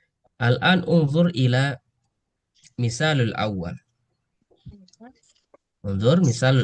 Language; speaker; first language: Arabic; non-native, fluent; Indonesian